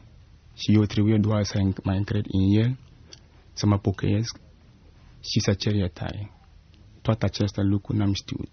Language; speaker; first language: Romanian; non-native, fluent; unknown